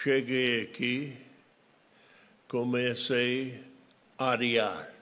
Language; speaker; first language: Portuguese; non-native, fluent; English